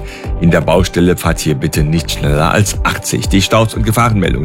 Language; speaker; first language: German; native; German